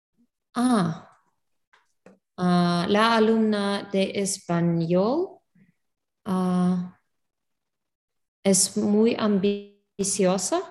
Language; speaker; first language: Spanish; non-native, learner; English